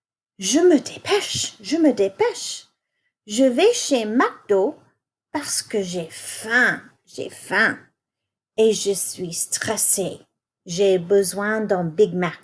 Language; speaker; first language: French; non-native, fluent; English